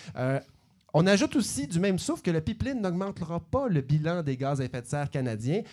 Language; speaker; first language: French; native; French